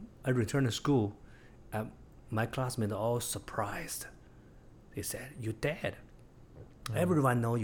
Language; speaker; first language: English; non-native, fluent; Chinese